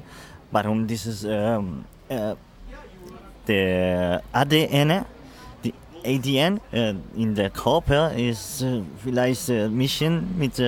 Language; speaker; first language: German; non-native, learner; Spanish